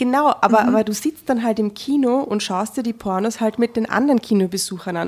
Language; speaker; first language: German; native; German